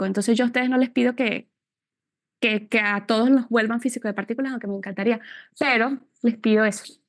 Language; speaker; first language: Spanish; native; Spanish